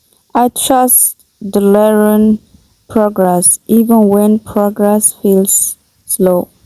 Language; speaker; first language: English; non-native, learner; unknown